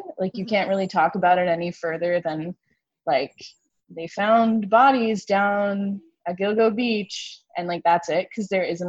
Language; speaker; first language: English; native; English